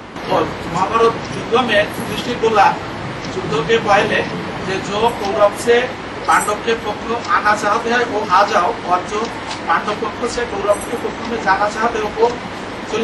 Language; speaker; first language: Hindi; non-native, learner; Bangla